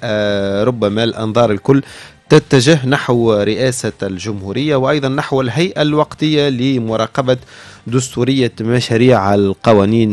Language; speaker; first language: Arabic; native; Arabic